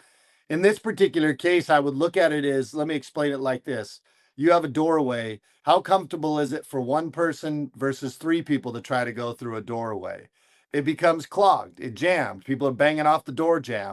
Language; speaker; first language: English; native; English